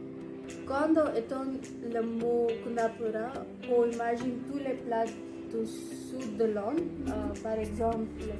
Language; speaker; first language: French; non-native, fluent; Konkani